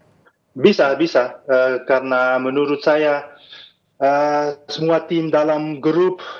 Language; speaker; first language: Indonesian; non-native, fluent; Dutch